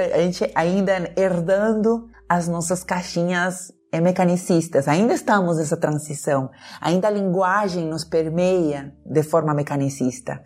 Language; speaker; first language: Portuguese; non-native, fluent; Spanish